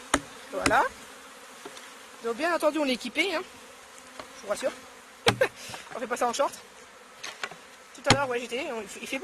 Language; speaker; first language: French; native; French